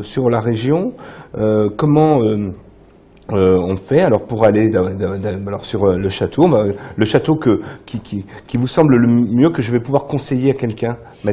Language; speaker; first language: French; native; French